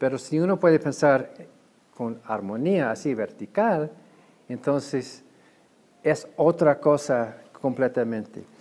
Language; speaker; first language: Spanish; non-native, fluent; English